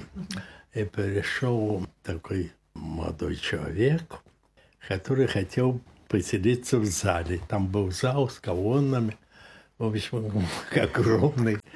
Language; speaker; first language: Russian; native; Russian